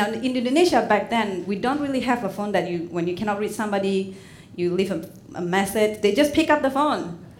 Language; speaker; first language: English; non-native, fluent; Indonesian